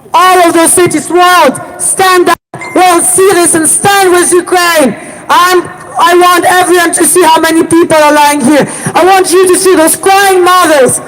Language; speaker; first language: English; non-native, fluent; Ukrainian